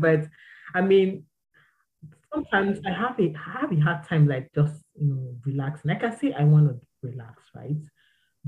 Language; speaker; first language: English; non-native, local second language; Igbo